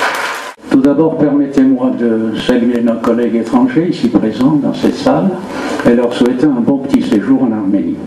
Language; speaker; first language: French; non-native, fluent; Armenian